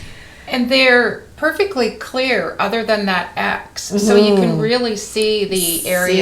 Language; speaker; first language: English; native; English